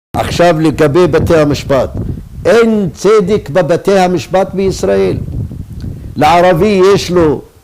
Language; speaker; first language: Hebrew; non-native, local second language; Arabic